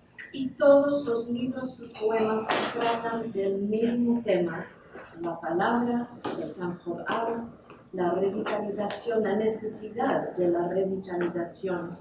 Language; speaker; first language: Spanish; non-native, fluent; English